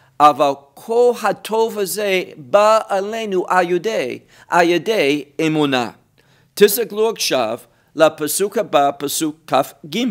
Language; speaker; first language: Hebrew; non-native, fluent; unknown